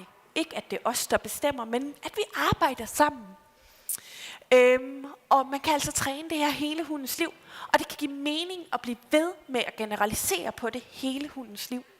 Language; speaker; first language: Danish; native; Danish